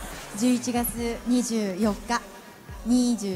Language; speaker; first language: Japanese; native; Japanese